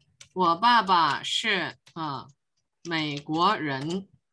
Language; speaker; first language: Chinese; non-native, fluent; Korean